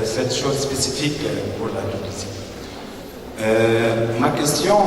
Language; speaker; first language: French; non-native, local second language; Arabic